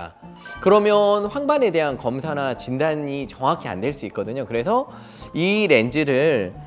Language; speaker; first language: Korean; native; Korean